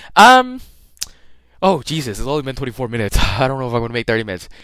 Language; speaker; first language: English; early bilingual, other home language; Thai